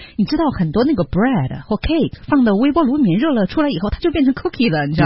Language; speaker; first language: Chinese; native; Chinese